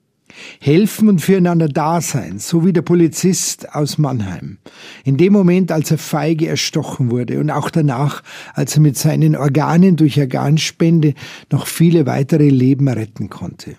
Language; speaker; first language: German; native; German